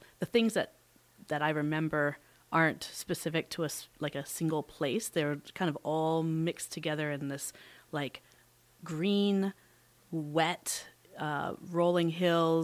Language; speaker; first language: English; native; English